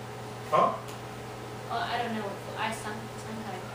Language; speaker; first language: Japanese; non-native, learner; English